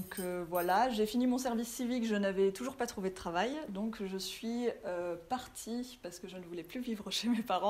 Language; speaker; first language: French; native; French